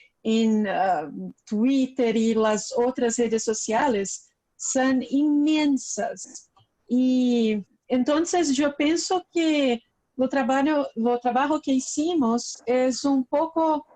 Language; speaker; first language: Spanish; non-native, learner; Portuguese